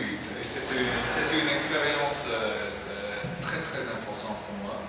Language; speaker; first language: French; non-native, fluent; English